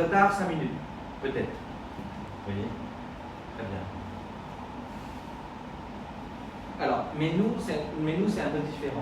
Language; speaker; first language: French; non-native, fluent; Khmer